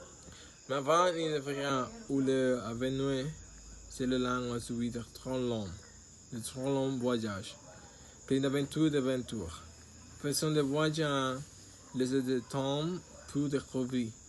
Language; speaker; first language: French; non-native, learner; Spanish